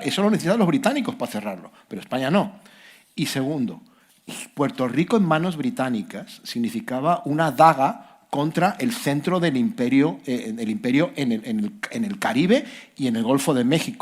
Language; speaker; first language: Spanish; native; Spanish